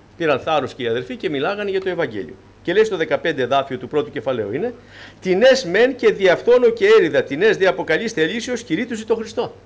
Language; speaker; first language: Greek; native; Greek